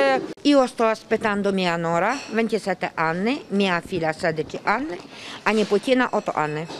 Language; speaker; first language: Italian; non-native, learner; Ukrainian